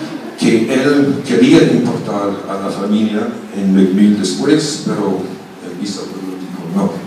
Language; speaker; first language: Spanish; non-native, fluent; German